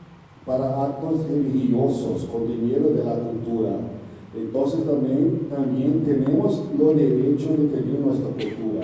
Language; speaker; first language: Spanish; non-native, learner; Portuguese